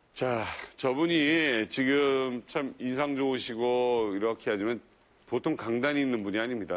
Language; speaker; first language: Korean; native; Korean